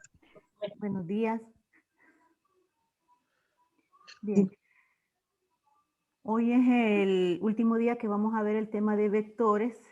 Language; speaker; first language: Spanish; native; Spanish